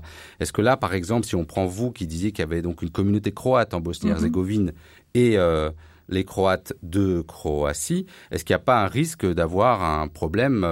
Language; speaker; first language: French; native; French